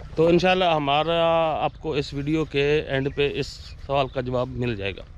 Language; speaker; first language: Urdu; native; Urdu